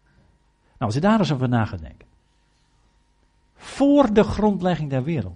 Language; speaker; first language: Dutch; native; Dutch